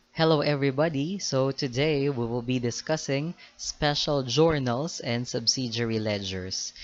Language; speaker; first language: English; non-native, local second language; Filipino